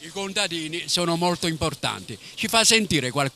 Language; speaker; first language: Italian; native; Italian